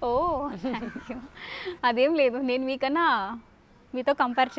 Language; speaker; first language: Telugu; native; Telugu